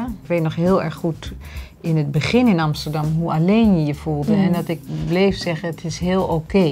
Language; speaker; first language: Dutch; native; Dutch